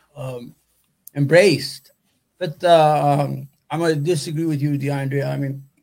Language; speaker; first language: English; native; English